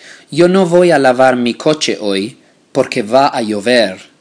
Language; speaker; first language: Spanish; non-native, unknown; English